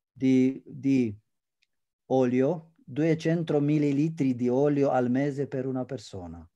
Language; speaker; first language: Italian; non-native, fluent; Romanian